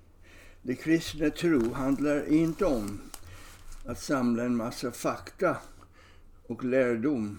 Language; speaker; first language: Swedish; non-native, fluent; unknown